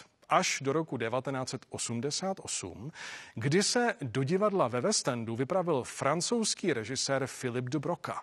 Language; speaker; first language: Czech; native; Czech